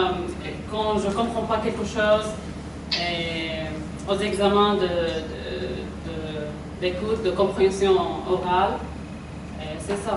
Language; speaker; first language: French; non-native, learner; Arabic